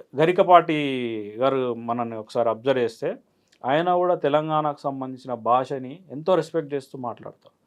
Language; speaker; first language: Telugu; native; Telugu